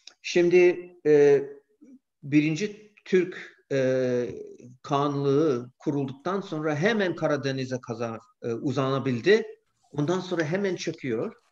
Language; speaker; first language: Turkish; non-native, fluent; English